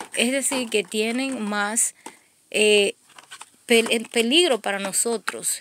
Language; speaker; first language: Spanish; native; Spanish